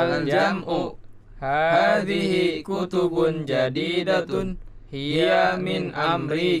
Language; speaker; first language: Arabic; non-native, learner; Indonesian